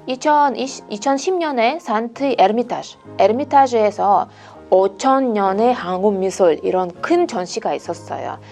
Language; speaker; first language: Korean; non-native, fluent; Russian